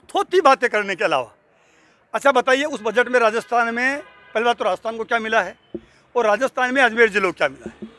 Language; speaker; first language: Hindi; native; Hindi